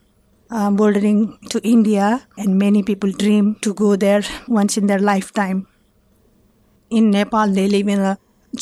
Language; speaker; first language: English; non-native, fluent; Nepali